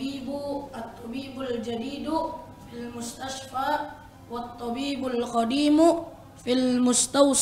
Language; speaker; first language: Arabic; non-native, learner; Indonesian